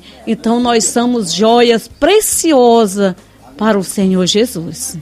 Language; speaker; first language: Portuguese; native; Portuguese